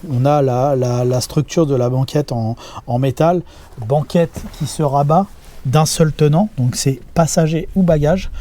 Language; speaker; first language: French; native; French